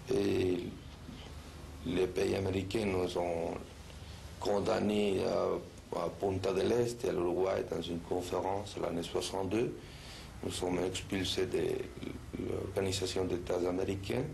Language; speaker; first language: French; non-native, fluent; Spanish